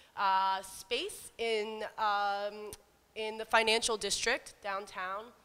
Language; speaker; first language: English; native; English